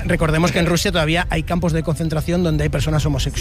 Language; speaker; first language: Spanish; native; Spanish